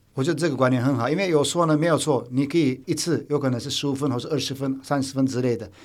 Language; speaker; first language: Chinese; non-native, fluent; Turkish